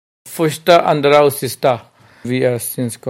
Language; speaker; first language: Swedish; non-native, local second language; Burmese